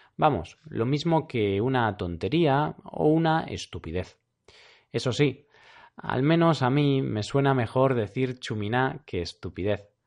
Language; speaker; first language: Spanish; native; Spanish